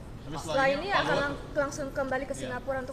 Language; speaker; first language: Indonesian; native; Indonesian